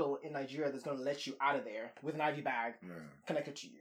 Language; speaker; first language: English; non-native, local second language; Yoruba